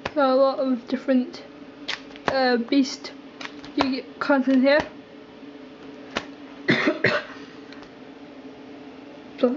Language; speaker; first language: English; native; English